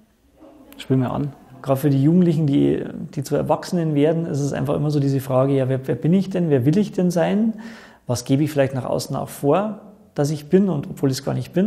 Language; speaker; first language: German; native; German